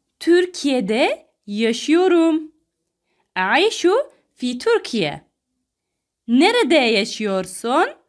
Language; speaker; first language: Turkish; non-native, fluent; Arabic